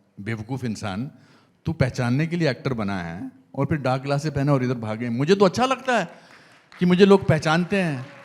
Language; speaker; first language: Hindi; native; Hindi